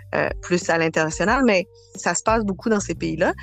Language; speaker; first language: French; native; French